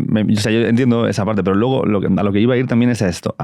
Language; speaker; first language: Spanish; native; Spanish